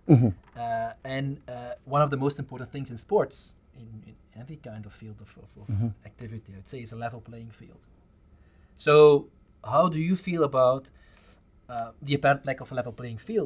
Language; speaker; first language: English; non-native, fluent; Dutch